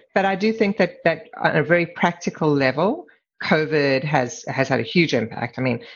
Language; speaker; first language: English; native; English